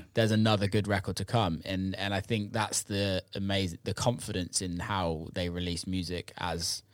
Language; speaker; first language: English; native; English